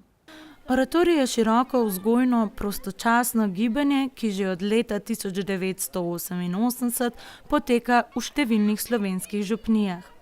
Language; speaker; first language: Slovenian; native; Slovenian